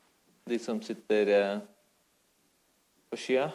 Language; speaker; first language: Norwegian; non-native, fluent; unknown